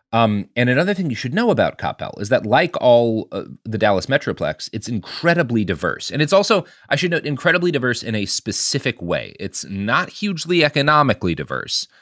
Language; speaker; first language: English; native; English